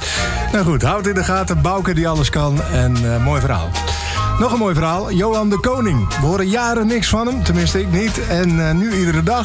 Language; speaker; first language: Dutch; native; Dutch